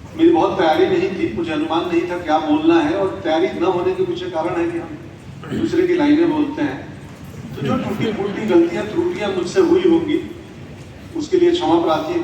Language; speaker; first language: Hindi; native; Hindi